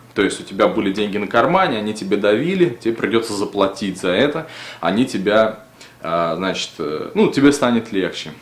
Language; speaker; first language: Russian; native; Russian